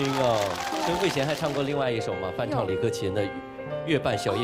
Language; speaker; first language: Chinese; native; Chinese